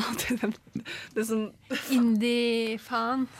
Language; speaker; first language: Norwegian; native; Norwegian